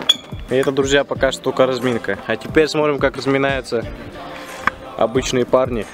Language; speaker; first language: Russian; native; Russian